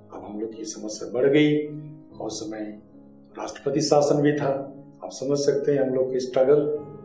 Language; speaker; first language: Hindi; non-native, local second language; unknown